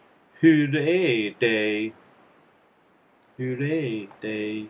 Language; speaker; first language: Swedish; non-native, learner; English